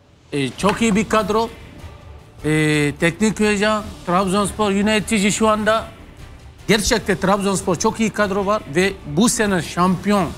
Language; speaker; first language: Turkish; non-native, learner; French